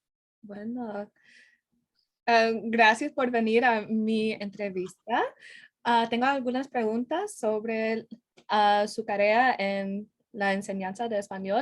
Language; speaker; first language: Spanish; non-native, learner; English